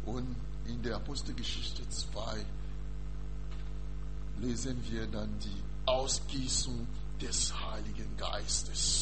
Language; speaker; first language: German; non-native, learner; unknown